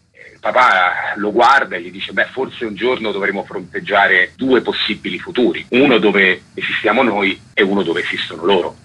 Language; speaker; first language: Italian; native; Italian